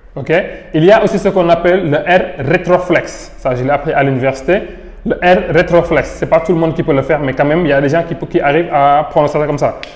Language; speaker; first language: French; non-native, local second language; Wolof